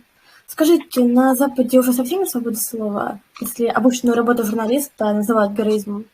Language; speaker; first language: Russian; native; Russian